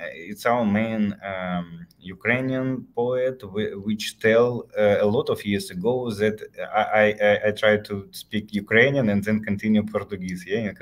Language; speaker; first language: English; non-native, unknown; Ukrainian